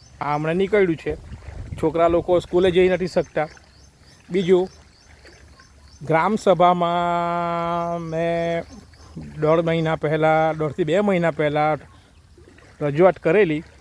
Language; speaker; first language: Gujarati; native; Gujarati